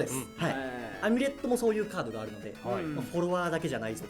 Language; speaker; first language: Japanese; native; Japanese